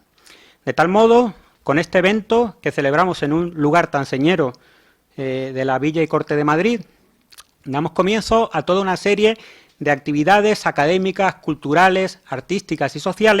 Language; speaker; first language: Spanish; native; Spanish